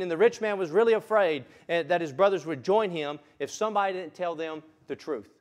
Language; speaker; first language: English; native; English